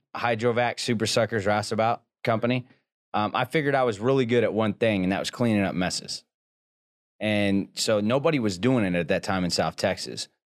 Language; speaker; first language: English; native; English